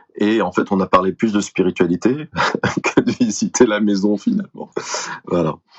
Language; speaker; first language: French; native; French